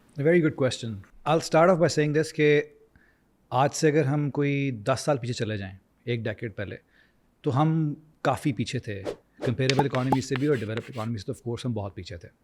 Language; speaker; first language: Urdu; native; Urdu